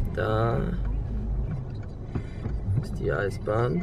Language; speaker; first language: German; native; German